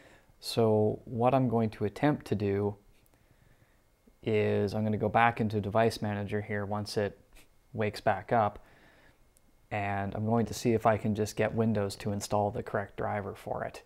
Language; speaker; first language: English; native; English